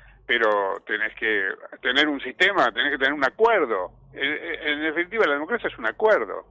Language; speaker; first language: Spanish; native; Spanish